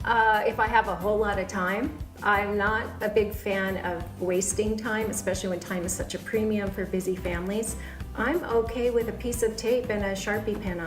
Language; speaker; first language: English; native; English